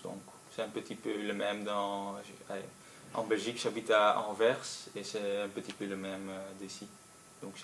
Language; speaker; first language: French; non-native, local second language; Dutch